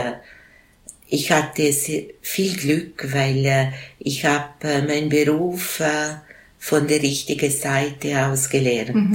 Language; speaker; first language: German; non-native, local second language; Italian